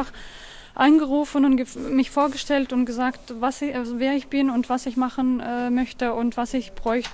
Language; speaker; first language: German; non-native, fluent; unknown